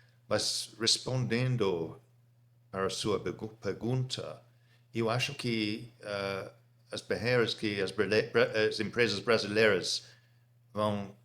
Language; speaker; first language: Portuguese; non-native, fluent; English